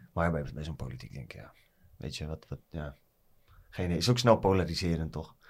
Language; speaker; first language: Dutch; native; Dutch